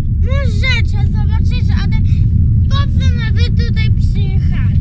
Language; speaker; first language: Polish; early bilingual, heritage; Polish